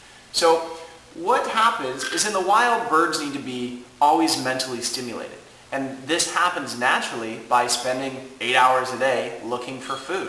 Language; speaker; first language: English; native; English